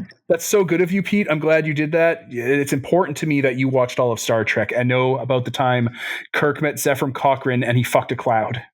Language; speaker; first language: English; native; English